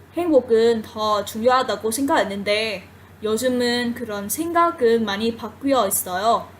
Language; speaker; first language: Korean; non-native, fluent; Vietnamese